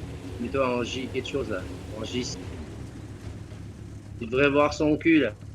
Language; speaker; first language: French; native; French